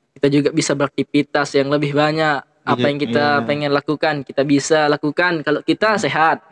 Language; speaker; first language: Indonesian; non-native, local second language; Sasak